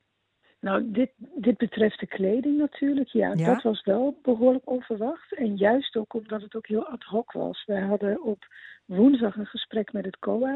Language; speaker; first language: Dutch; native; Dutch